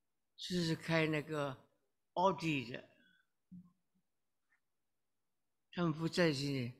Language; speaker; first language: Chinese; early bilingual, heritage; Chinese